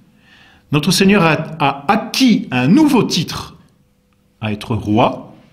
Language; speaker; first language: French; native; French